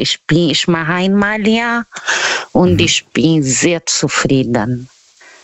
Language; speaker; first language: German; non-native, fluent; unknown